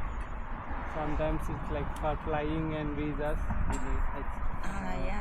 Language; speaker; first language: English; non-native, local second language; Telugu